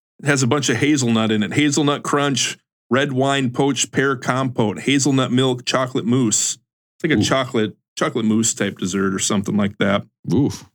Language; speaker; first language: English; native; English